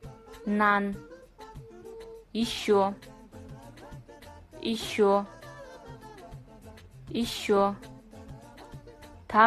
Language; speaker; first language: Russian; non-native, fluent; Kazakh